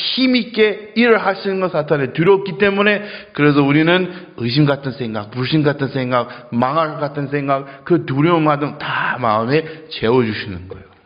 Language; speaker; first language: Korean; non-native, fluent; English